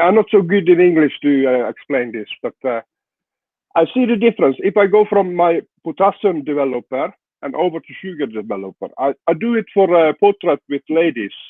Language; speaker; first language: English; non-native, learner; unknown